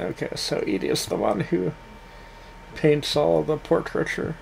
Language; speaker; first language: English; native; English